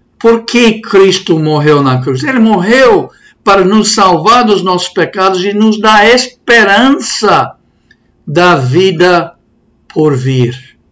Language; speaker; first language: Portuguese; non-native, fluent; English